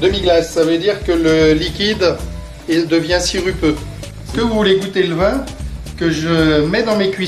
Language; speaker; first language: French; native; French